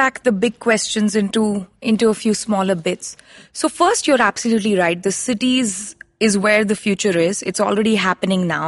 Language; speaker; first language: English; non-native, local second language; Hindi